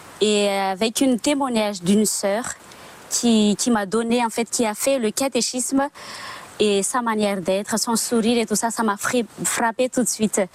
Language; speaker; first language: French; non-native, local second language; Malagasy